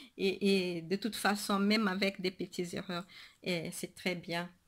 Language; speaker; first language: French; non-native, fluent; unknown